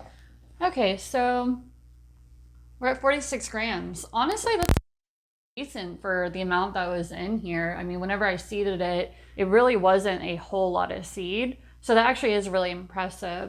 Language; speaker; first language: English; native; English